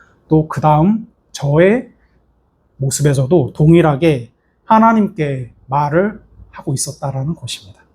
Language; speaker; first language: Korean; native; Korean